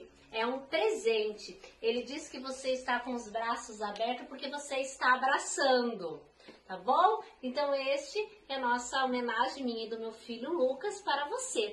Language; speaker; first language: Portuguese; native; Portuguese